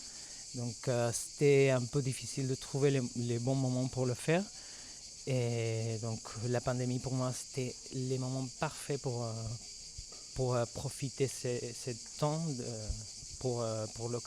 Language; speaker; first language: French; non-native, fluent; Spanish